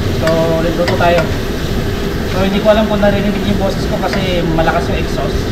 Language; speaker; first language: Filipino; non-native, local second language; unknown